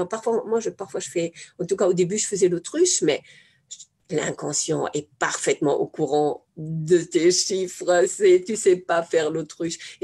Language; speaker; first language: French; non-native, fluent; German